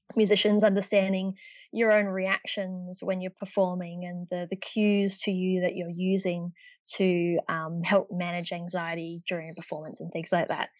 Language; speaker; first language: English; native; English